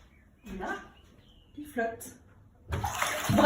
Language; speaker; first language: French; native; French